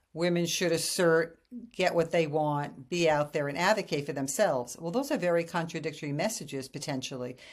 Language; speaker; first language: English; native; English